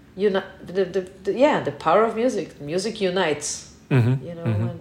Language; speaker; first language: English; non-native, fluent; Hebrew